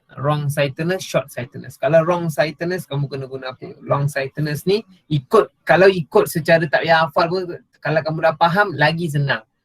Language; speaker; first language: Malay; non-native, local second language; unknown